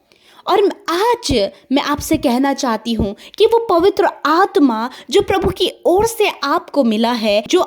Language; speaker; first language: Hindi; native; Hindi